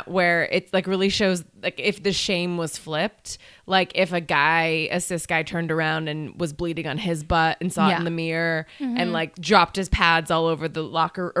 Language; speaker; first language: English; native; English